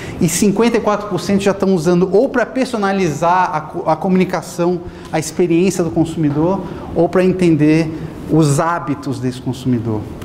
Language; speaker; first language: Portuguese; native; Portuguese